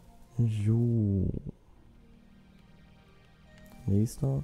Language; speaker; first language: German; native; German